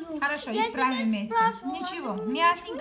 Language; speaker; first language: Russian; non-native, learner; Armenian